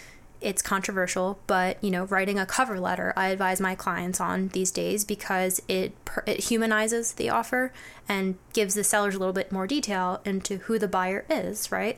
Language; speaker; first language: English; native; English